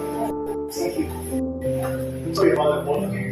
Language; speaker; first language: English; non-native, fluent; Chinese